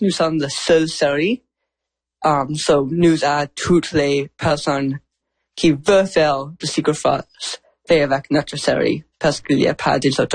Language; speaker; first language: French; non-native, learner; English